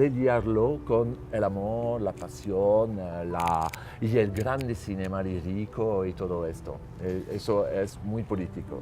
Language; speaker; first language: Spanish; non-native, learner; French